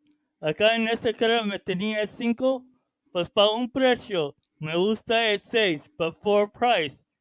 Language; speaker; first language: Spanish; early bilingual, heritage; Spanish